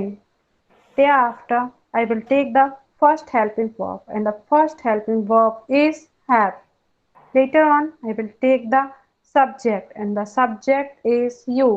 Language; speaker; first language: English; non-native, learner; Hindi